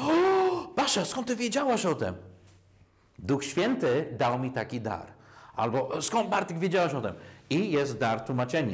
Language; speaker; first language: Polish; non-native, fluent; English